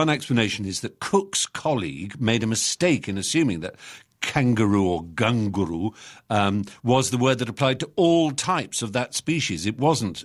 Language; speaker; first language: English; native; English